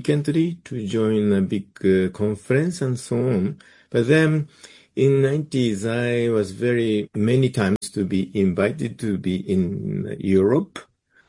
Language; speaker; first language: English; non-native, fluent; Japanese